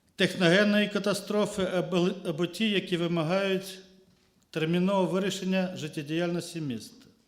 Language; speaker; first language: Ukrainian; native; Ukrainian